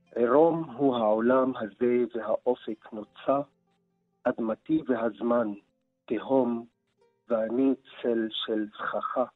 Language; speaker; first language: Hebrew; non-native, local second language; Arabic